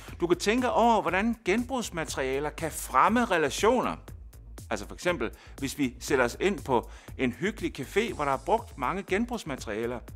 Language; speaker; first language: Danish; native; Danish